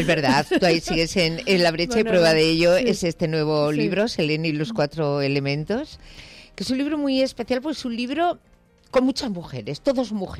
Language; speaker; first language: Spanish; native; Spanish